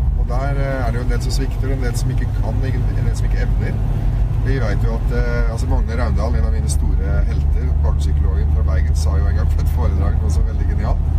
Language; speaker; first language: Norwegian; early bilingual, other home language; Arabic